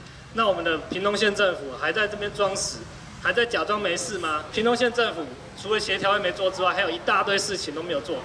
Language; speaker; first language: Chinese; native; Chinese